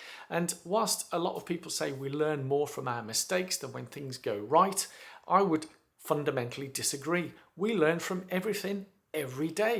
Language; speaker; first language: English; native; English